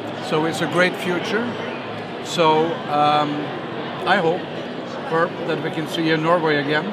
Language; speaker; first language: English; non-native, fluent; Norwegian